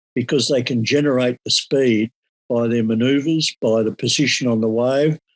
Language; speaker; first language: English; native; English